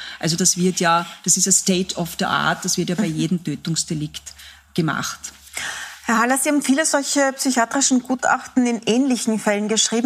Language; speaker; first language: German; native; German